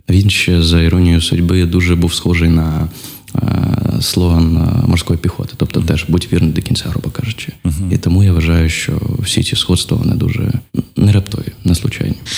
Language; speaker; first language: Ukrainian; non-native, local second language; Russian